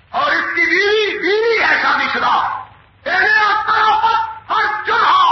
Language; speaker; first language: Urdu; non-native, local second language; Punjabi